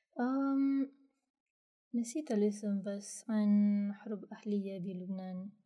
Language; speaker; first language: Arabic; non-native, learner; Malay